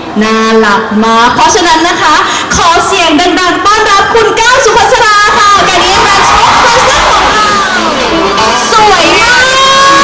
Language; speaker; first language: Thai; native; Thai